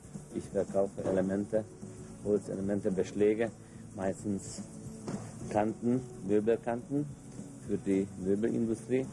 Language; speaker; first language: German; non-native, local second language; Hungarian